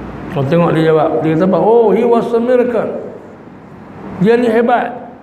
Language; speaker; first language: English; non-native, local second language; Malay